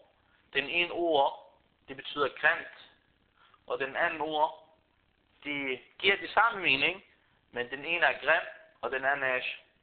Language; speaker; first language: Danish; non-native, fluent; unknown